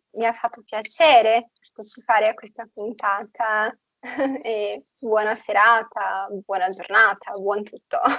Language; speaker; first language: Italian; non-native, fluent; Portuguese